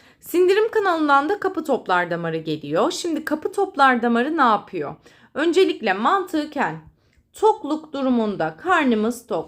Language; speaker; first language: Turkish; native; Turkish